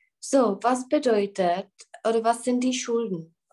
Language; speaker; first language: German; non-native, learner; Czech